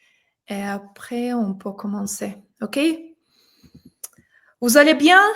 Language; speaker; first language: French; non-native, fluent; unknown